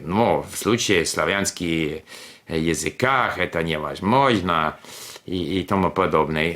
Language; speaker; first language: Russian; non-native, fluent; English